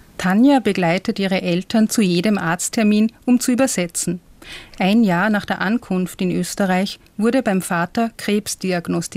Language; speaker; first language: German; native; German